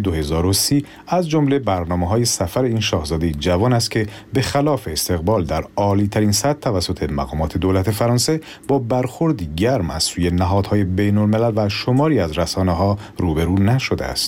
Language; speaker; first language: Persian; native; Persian